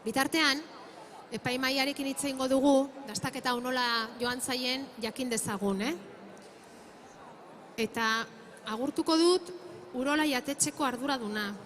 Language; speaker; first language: Basque; native; Basque